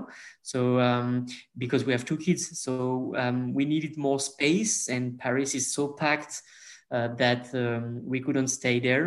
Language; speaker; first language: English; non-native, fluent; French